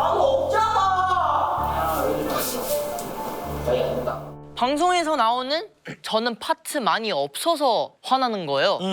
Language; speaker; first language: Korean; non-native, learner; Chinese